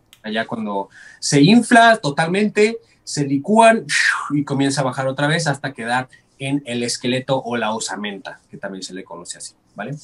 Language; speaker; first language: Spanish; native; Spanish